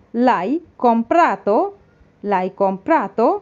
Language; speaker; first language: Italian; non-native, fluent; Bangla